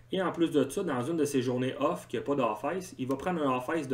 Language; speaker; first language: French; native; French